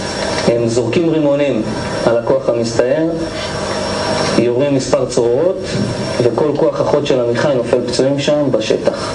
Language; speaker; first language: Hebrew; native; Hebrew